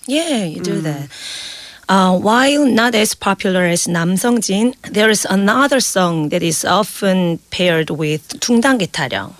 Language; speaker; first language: English; non-native, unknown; Korean